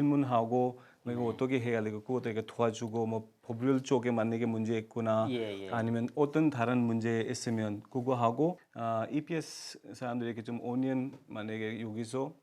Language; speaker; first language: Korean; non-native, fluent; Urdu